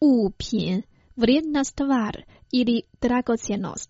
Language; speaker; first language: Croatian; non-native, fluent; Chinese